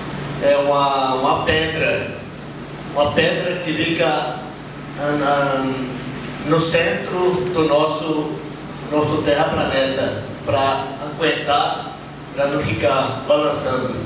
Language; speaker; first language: Portuguese; non-native, local second language; Yanomámi